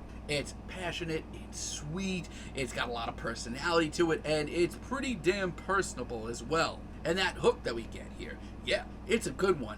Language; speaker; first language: English; native; English